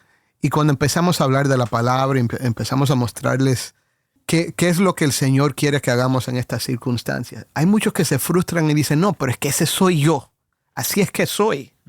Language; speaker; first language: Spanish; native; Spanish